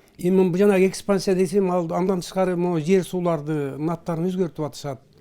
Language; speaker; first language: Kyrgyz; early bilingual, heritage; Kyrgyz